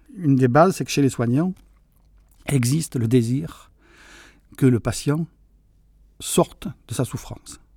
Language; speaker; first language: French; early bilingual, other home language; Catalan